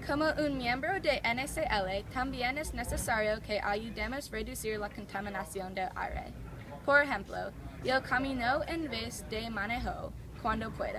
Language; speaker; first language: Spanish; non-native, learner; English